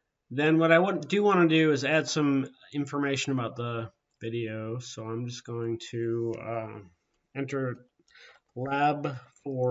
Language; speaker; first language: English; native; English